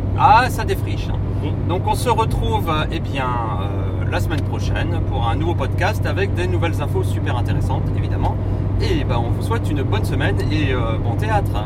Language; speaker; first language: French; native; French